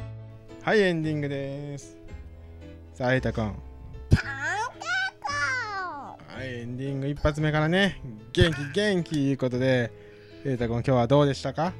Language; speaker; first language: Japanese; native; Japanese